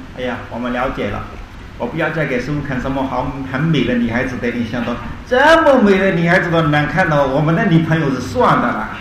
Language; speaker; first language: Chinese; non-native, learner; Burmese